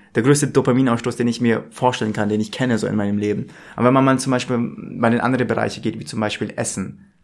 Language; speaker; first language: German; native; German